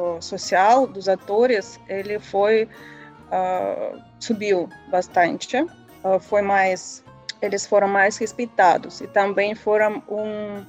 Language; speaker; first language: Portuguese; non-native, learner; Russian